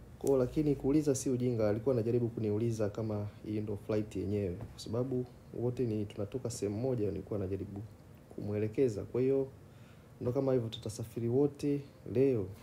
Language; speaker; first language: Swahili; native; Swahili